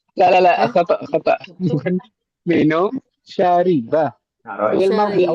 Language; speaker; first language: Arabic; non-native, fluent; Indonesian